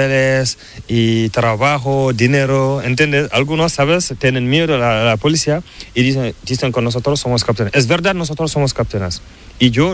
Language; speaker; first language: Spanish; non-native, learner; Fula